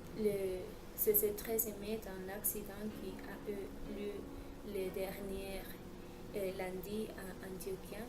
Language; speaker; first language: French; non-native, learner; Spanish